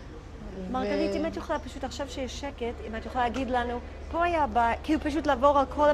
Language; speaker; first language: Hebrew; native; Hebrew